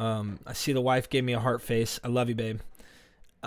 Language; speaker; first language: English; native; English